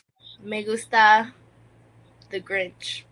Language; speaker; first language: Spanish; non-native, learner; English